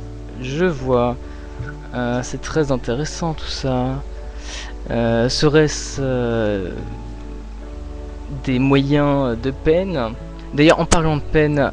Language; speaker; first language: French; native; French